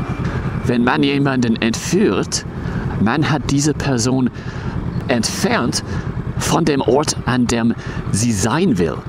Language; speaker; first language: German; non-native, fluent; English